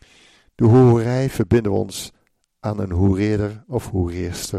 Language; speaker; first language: Dutch; native; Dutch